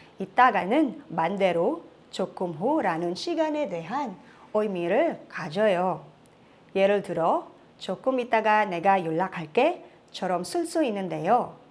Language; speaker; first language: Korean; non-native, fluent; Filipino